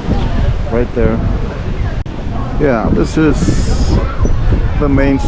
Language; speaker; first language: English; non-native, fluent; Turkish